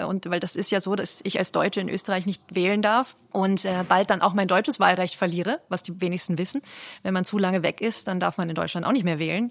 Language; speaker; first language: German; native; German